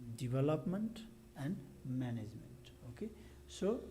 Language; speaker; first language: English; non-native, local second language; Nepali